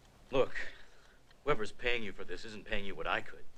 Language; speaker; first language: English; early bilingual, other home language; Spanish